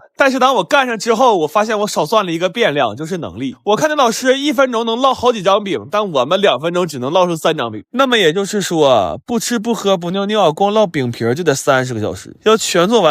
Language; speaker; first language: Chinese; native; Chinese